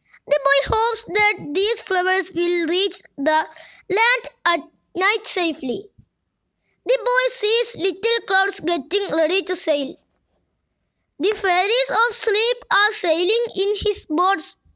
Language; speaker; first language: English; non-native, local second language; Malayalam